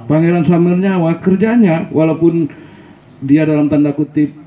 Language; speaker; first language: Indonesian; non-native, local second language; Minangkabau